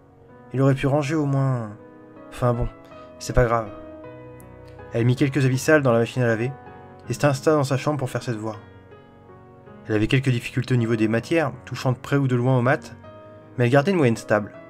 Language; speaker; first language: French; native; French